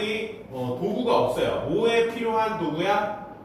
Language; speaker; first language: Korean; native; Korean